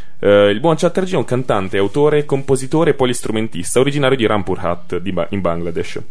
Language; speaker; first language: Italian; native; Italian